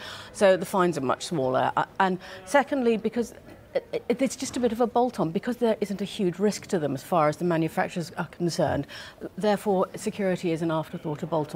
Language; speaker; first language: English; native; English